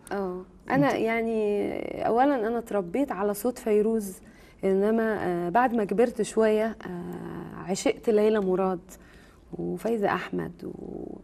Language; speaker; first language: Arabic; native; Arabic